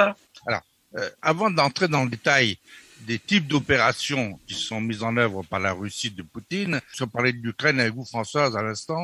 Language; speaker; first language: French; native; French